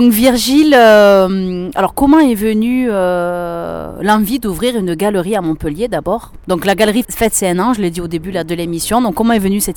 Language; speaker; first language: French; native; French